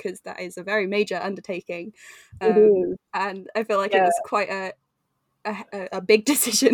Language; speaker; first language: English; native; English